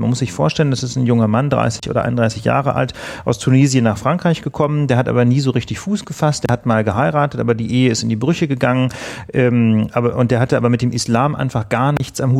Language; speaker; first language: German; native; German